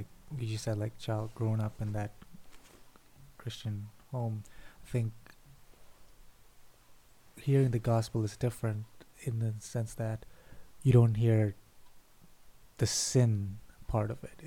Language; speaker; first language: English; non-native, local second language; Malayalam